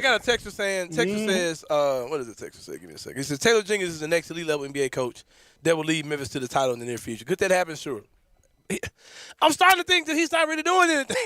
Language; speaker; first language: English; native; English